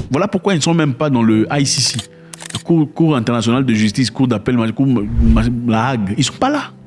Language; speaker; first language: French; non-native, local second language; Lingala